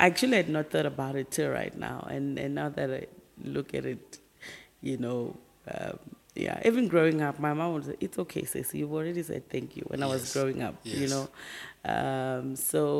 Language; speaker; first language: English; non-native, local second language; Tsonga